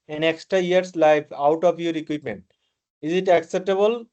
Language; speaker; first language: English; non-native, local second language; Bangla